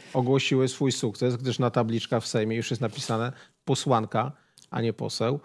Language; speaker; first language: Polish; native; Polish